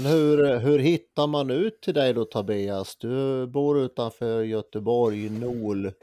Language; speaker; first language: Swedish; native; Swedish